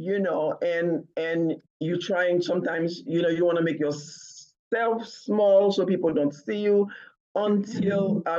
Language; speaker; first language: English; non-native, fluent; Haitian Creole